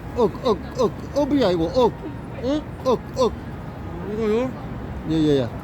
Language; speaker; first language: Korean; native; Korean